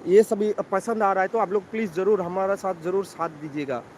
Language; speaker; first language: Hindi; non-native, local second language; Bangla